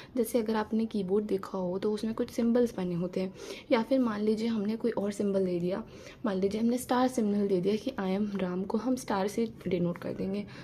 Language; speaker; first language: Hindi; native; Hindi